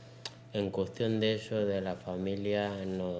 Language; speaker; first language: Spanish; native; Spanish